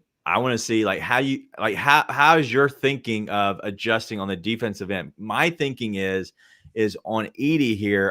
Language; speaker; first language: English; native; English